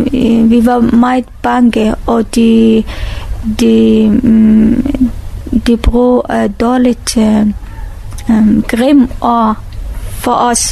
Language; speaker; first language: Danish; non-native, learner; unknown